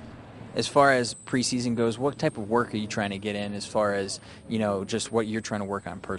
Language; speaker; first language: English; native; English